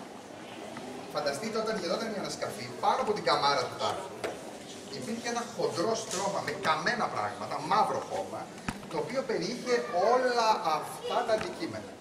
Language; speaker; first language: Greek; native; Greek